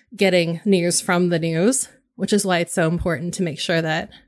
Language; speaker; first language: English; native; English